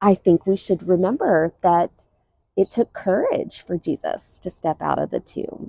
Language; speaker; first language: English; native; English